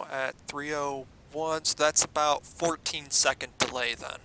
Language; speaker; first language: English; native; English